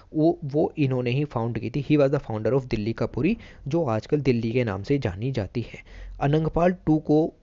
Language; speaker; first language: Hindi; native; Hindi